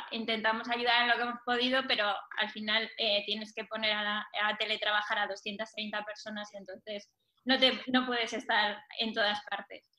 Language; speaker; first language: Spanish; native; Spanish